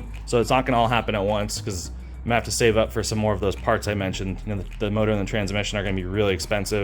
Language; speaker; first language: English; native; English